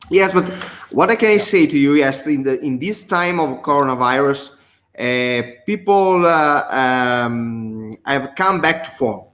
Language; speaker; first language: English; non-native, learner; Italian